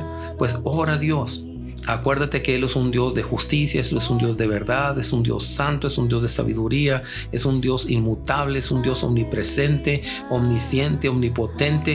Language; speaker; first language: Spanish; native; Spanish